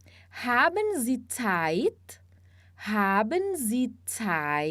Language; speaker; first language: German; non-native, fluent; Portuguese